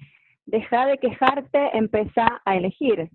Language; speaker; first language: Spanish; native; Spanish